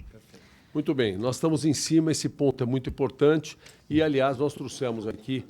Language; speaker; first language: Portuguese; native; Portuguese